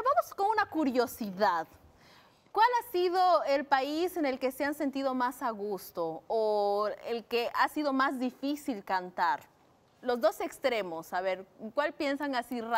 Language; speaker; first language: Spanish; native; Spanish